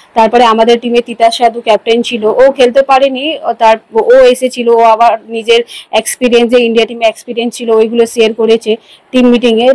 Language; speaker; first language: Bangla; non-native, local second language; Hindi